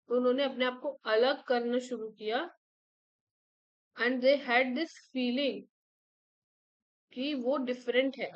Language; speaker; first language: Hindi; native; Hindi